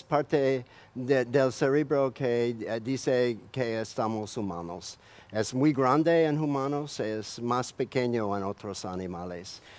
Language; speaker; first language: Spanish; non-native, learner; English